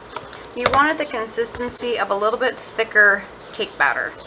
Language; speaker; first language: English; native; English